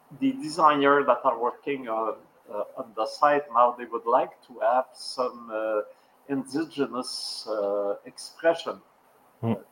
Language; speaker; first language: English; non-native, local second language; French